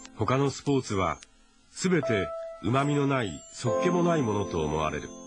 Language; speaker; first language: Japanese; native; Japanese